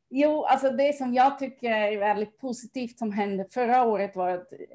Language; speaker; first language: Swedish; non-native, fluent; German